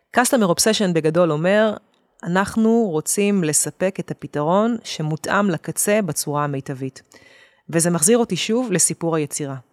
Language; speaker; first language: Hebrew; native; Hebrew